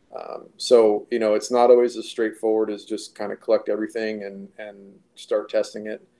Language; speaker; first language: English; native; English